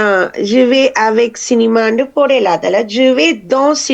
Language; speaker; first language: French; non-native, fluent; Tamil